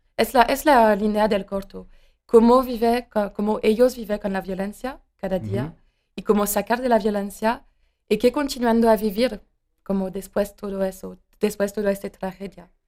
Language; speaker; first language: Spanish; non-native, learner; French